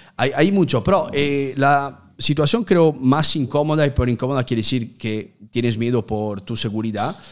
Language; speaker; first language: Spanish; non-native, fluent; Italian